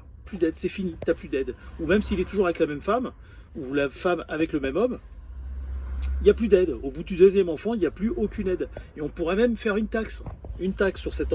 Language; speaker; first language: French; native; French